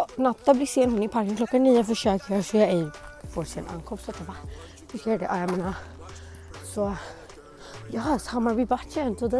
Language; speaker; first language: Swedish; native; Swedish